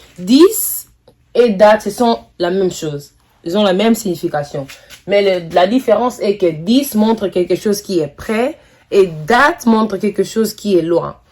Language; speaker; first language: French; non-native, local second language; Lingala